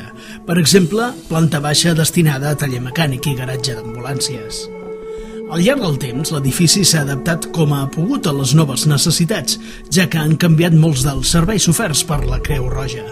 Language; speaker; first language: Catalan; native; Catalan